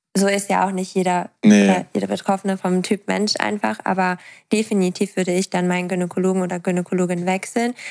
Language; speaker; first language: German; native; German